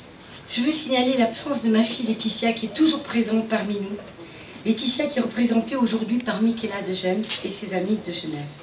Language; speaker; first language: French; native; French